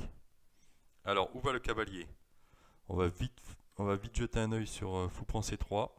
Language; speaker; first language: French; native; French